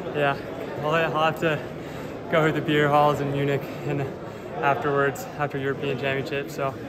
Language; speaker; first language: English; early bilingual, other home language; German